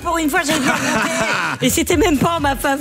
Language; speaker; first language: French; native; French